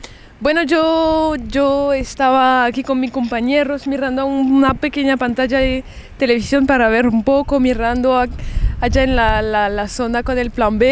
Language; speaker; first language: Spanish; early bilingual, heritage; French